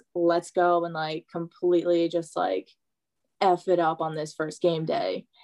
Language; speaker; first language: English; native; English